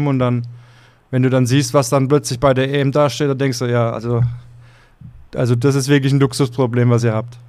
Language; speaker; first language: German; native; German